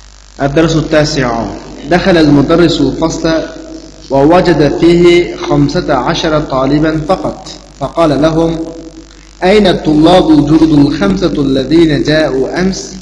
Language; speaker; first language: Arabic; non-native, fluent; Uyghur